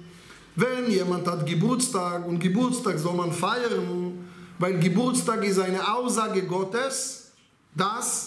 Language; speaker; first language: German; non-native, learner; Hebrew